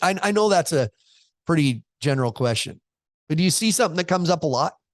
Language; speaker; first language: English; native; English